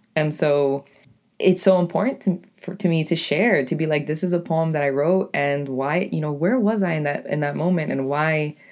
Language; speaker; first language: English; native; English